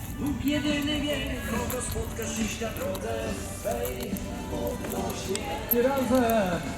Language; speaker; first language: Polish; native; Polish